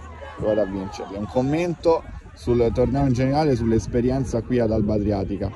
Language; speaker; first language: Italian; native; Italian